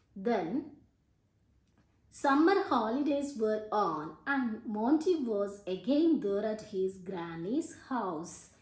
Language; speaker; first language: English; non-native, local second language; Malayalam